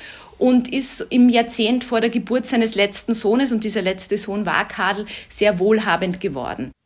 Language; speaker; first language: German; native; German